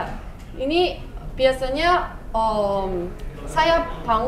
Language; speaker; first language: Indonesian; non-native, learner; Korean